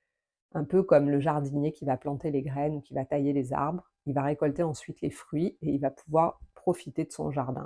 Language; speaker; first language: French; native; French